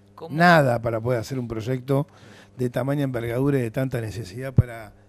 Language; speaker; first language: Spanish; native; Spanish